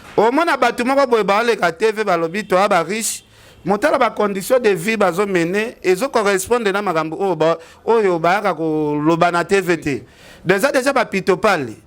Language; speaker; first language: Lingala; native; Lingala